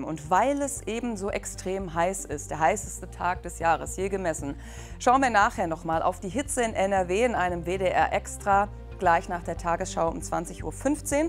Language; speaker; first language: German; native; German